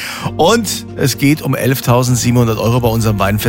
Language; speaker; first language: German; native; German